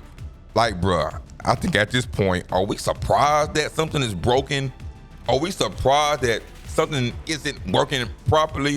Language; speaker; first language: English; native; English